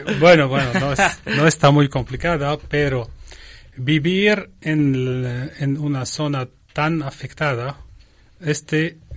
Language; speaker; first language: Spanish; non-native, learner; Arabic